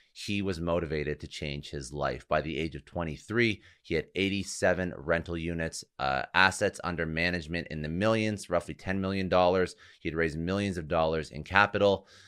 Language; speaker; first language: English; native; English